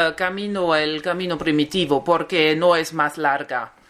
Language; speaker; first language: Spanish; non-native, learner; German